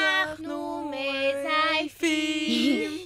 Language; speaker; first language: Hebrew; native; Hebrew